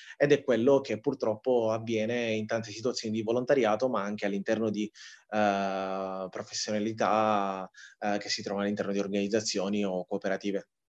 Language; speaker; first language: Italian; early bilingual, other home language; Tigrinya